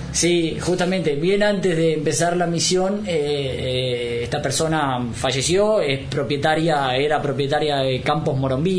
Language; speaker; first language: Spanish; native; Spanish